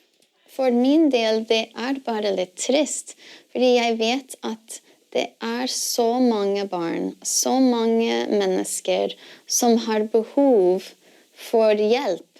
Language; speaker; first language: Norwegian; non-native, learner; English